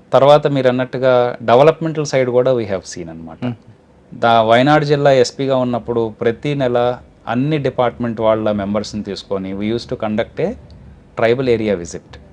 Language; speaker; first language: Telugu; native; Telugu